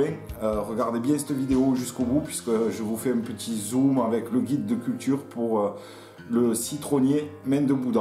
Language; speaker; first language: French; native; French